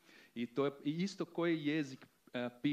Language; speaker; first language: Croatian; non-native, learner; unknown